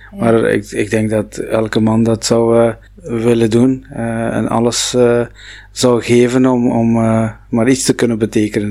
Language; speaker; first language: Dutch; non-native, local second language; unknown